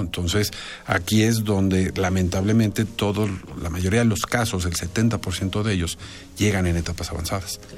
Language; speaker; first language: Spanish; native; Spanish